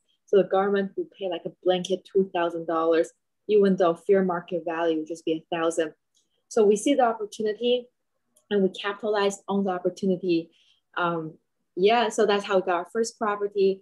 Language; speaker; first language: English; non-native, fluent; Chinese